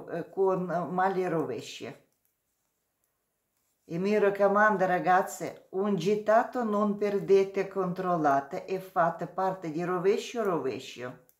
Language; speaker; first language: Italian; non-native, learner; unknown